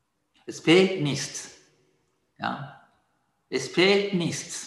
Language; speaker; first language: German; non-native, fluent; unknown